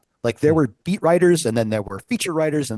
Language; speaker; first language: English; native; English